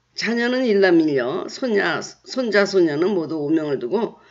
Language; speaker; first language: Korean; native; Korean